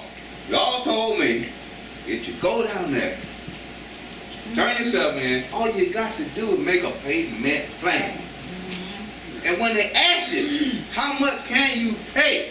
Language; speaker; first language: English; native; English